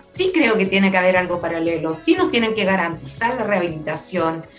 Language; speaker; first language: Spanish; native; Spanish